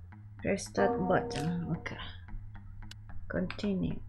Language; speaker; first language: English; non-native, learner; Japanese